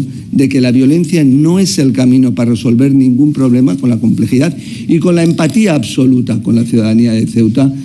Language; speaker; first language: Spanish; native; Spanish